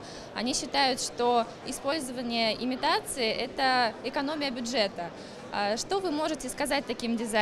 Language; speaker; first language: Russian; native; Russian